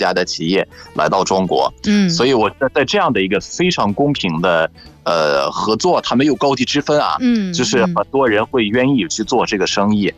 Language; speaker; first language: Chinese; non-native, fluent; Arabic